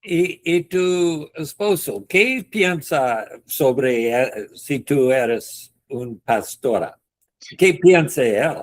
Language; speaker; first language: Spanish; non-native, learner; English